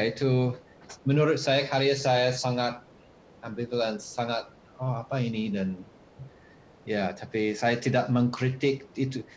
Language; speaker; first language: Indonesian; non-native, fluent; English